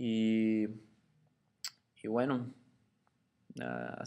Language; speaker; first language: Spanish; early bilingual, heritage; Spanish